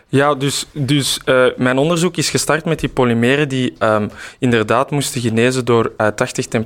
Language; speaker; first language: Dutch; native; Dutch